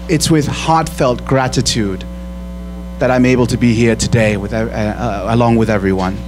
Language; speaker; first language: English; early bilingual, other home language; Thai